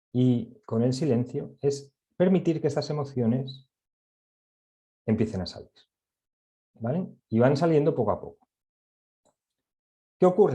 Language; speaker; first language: Spanish; native; Spanish